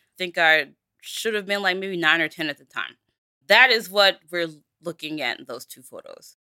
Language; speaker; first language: English; early bilingual, other home language; Yoruba